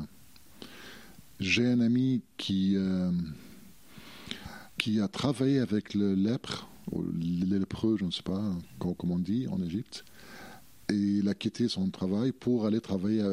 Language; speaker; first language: French; non-native, fluent; Arabic